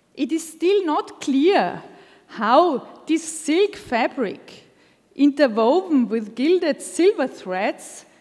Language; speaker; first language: English; non-native, fluent; German